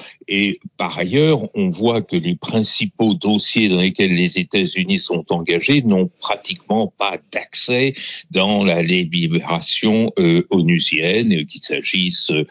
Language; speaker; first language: French; native; French